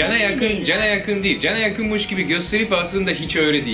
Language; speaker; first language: Turkish; non-native, fluent; Japanese